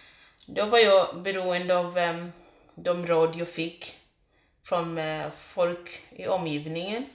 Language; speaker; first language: Swedish; non-native, fluent; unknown